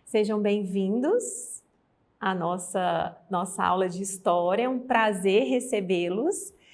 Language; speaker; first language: Portuguese; native; Portuguese